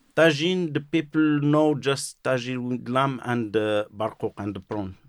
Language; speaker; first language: English; non-native, learner; Arabic